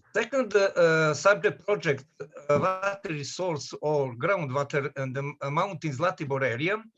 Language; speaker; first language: English; non-native, learner; Serbian